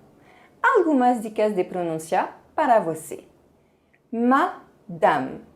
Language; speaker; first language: Portuguese; non-native, fluent; French